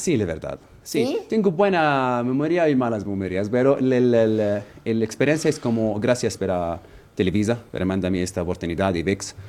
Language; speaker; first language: Spanish; non-native, learner; Arabic